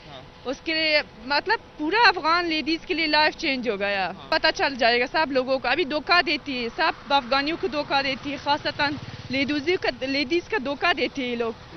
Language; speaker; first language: Hindi; non-native, learner; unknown